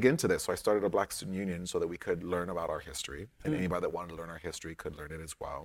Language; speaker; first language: English; native; English